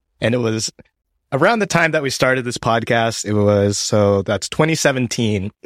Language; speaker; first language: English; early bilingual, other home language; Japanese